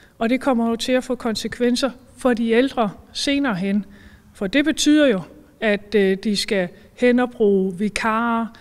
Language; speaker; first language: Danish; native; Danish